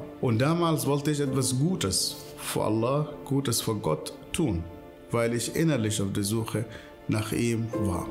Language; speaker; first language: German; non-native, fluent; Arabic